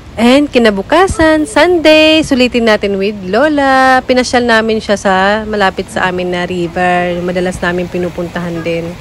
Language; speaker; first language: Filipino; native; Filipino